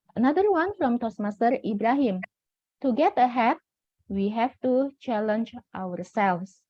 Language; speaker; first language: English; non-native, fluent; Indonesian